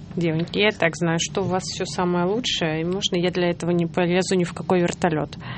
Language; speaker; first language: Russian; native; Russian